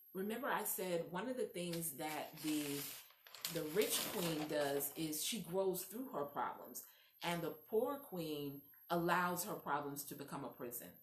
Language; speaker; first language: English; native; English